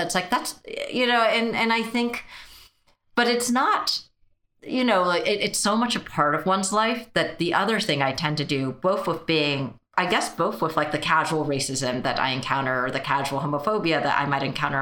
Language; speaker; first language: English; early bilingual, other home language; Chinese